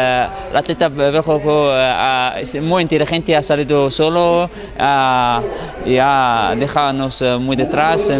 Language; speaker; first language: Spanish; non-native, fluent; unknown